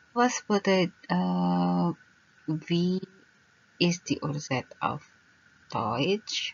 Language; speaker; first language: German; non-native, fluent; Indonesian